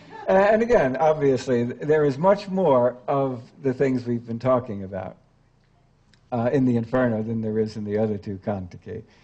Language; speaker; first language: English; native; English